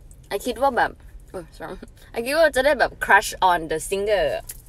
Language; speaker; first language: English; non-native, learner; Thai